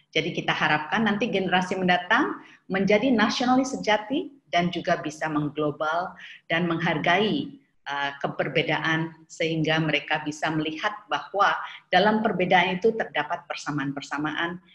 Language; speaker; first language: Indonesian; non-native, local second language; Javanese